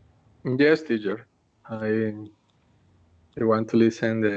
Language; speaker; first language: English; non-native, learner; Spanish